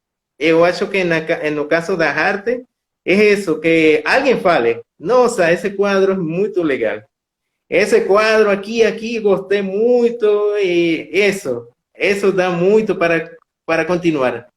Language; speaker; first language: Portuguese; non-native, fluent; Spanish